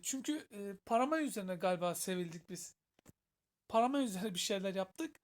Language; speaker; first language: Turkish; native; Turkish